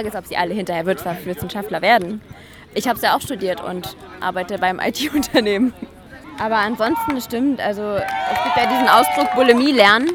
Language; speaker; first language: German; native; German